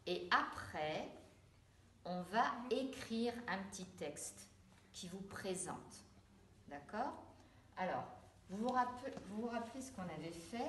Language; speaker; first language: French; native; French